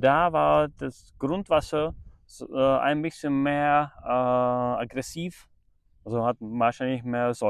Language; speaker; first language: German; non-native, fluent; Czech